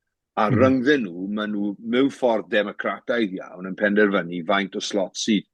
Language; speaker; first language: Welsh; native; Welsh